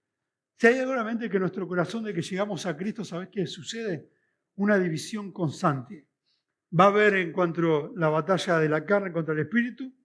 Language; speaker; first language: Spanish; native; Spanish